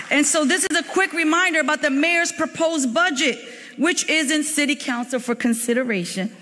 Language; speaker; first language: English; native; English